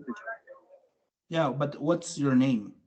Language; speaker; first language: English; non-native, fluent; Spanish